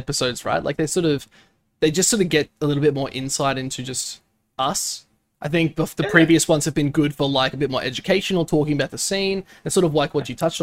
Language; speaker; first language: English; native; English